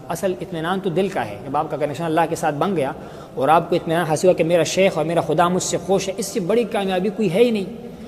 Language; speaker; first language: Urdu; non-native, local second language; Pashto